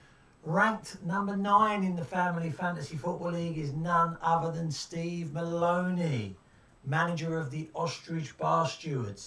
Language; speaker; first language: English; native; English